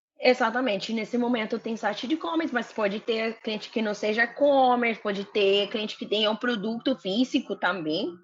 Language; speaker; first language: Portuguese; non-native, fluent; Spanish